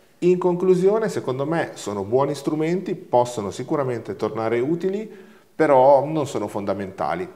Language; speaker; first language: Italian; native; Italian